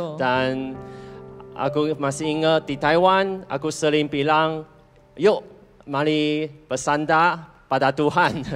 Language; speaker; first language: Indonesian; non-native, fluent; Chinese